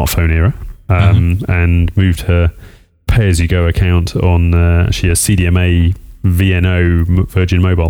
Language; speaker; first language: English; native; English